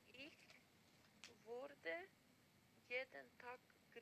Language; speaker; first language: German; non-native, learner; Macedonian